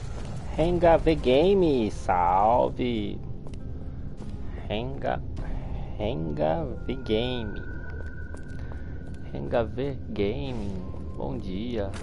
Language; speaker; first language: Portuguese; native; Portuguese